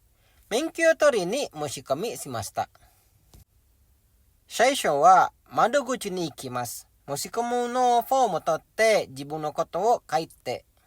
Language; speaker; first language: Japanese; non-native, learner; Indonesian